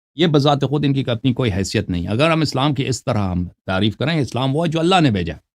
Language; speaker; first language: Urdu; non-native, fluent; Persian